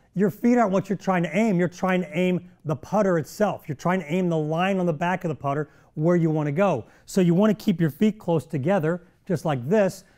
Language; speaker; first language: English; native; English